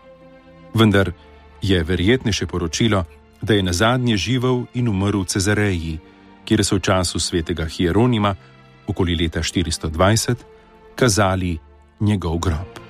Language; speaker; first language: Slovenian; native; Slovenian